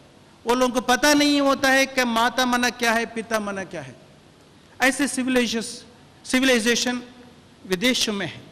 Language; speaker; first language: Hindi; non-native, local second language; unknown